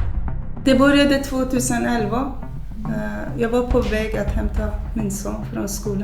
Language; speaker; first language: Swedish; non-native, fluent; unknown